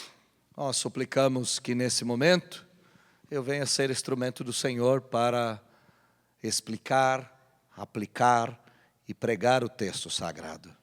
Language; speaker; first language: Portuguese; native; Portuguese